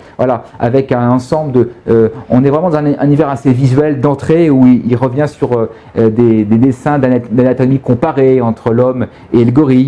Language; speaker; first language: French; native; French